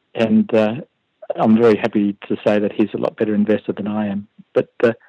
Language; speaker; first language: English; native; English